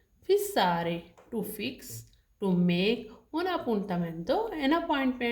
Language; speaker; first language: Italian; non-native, learner; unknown